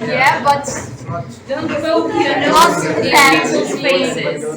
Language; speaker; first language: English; non-native, learner; Ukrainian